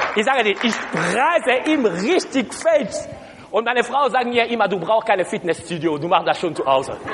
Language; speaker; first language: German; non-native, learner; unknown